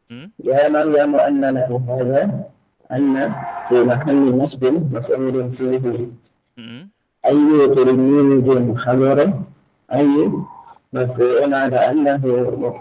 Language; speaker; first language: Arabic; non-native, learner; Indonesian